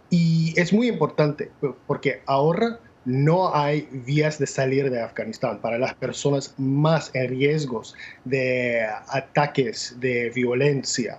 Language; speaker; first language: Spanish; non-native, fluent; English